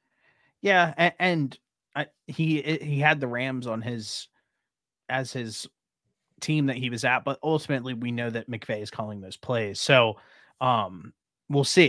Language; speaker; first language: English; native; English